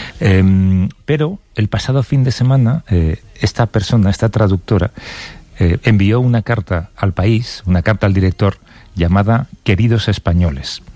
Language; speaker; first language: Spanish; native; Spanish